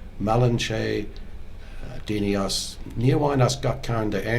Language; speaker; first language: Irish; non-native, local second language; English